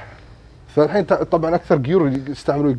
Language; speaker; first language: Arabic; native; Arabic